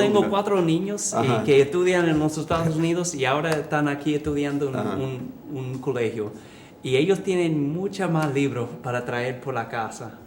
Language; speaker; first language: Spanish; early bilingual, heritage; English